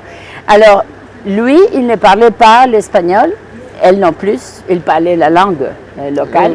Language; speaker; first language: French; non-native, fluent; Spanish